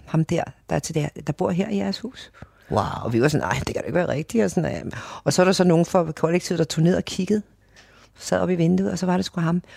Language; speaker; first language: Danish; native; Danish